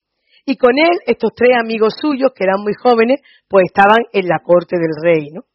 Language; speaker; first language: Spanish; native; Spanish